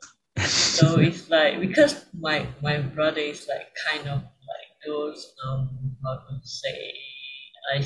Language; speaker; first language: English; non-native, local second language; Chinese